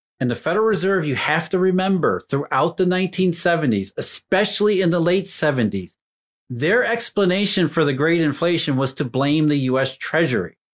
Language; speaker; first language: English; native; English